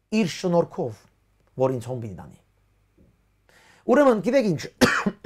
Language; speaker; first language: Armenian; early bilingual, heritage; Armenian